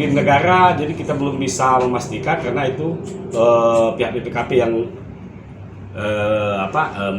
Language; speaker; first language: Indonesian; native; Indonesian